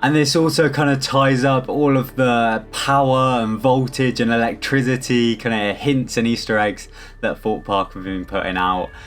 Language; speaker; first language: English; native; English